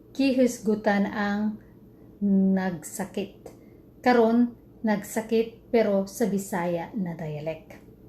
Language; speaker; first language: Cebuano; non-native, local second language; Filipino